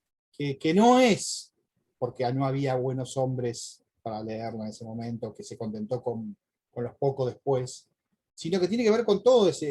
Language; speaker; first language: Spanish; native; Spanish